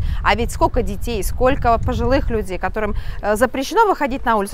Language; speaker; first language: Russian; native; Russian